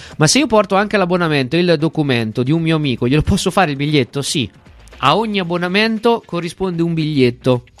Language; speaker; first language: Italian; native; Italian